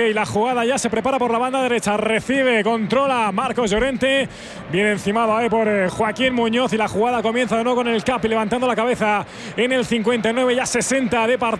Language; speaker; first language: Spanish; native; Spanish